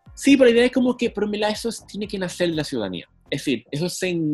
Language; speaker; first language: Spanish; native; Spanish